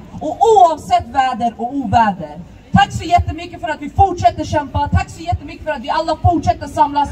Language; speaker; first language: Swedish; early bilingual, other home language; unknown